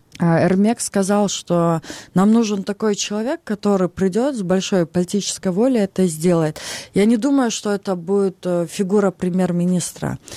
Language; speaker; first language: Russian; non-native, local second language; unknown